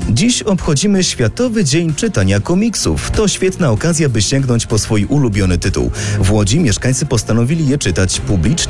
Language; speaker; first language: Polish; native; Polish